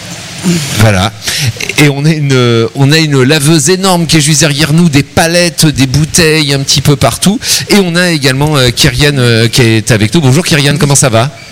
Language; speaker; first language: French; native; French